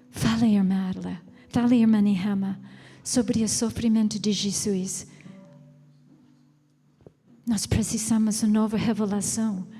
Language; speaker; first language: Portuguese; non-native, fluent; English